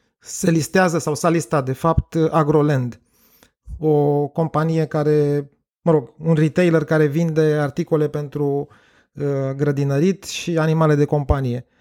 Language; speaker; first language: Romanian; native; Romanian